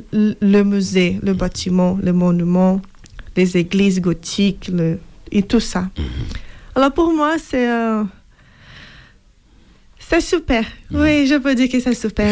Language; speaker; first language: French; non-native, fluent; Portuguese